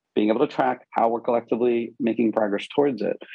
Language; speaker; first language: English; non-native, local second language; Urdu